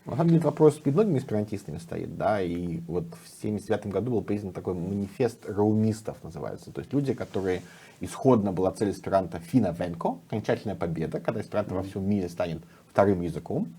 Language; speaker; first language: Russian; native; Russian